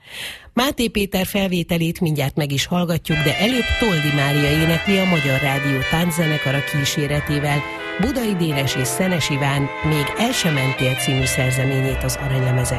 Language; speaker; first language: Hungarian; native; Hungarian